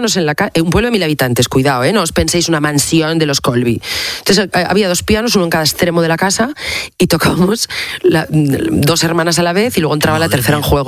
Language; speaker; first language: Spanish; native; Spanish